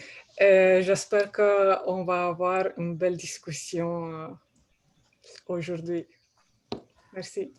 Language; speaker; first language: French; non-native, fluent; Romanian